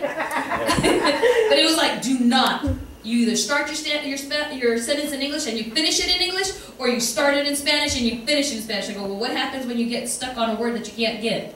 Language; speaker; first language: English; early bilingual, other home language; Spanish